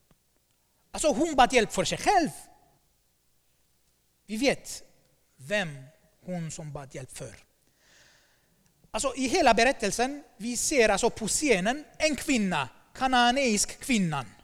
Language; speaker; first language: Swedish; non-native, fluent; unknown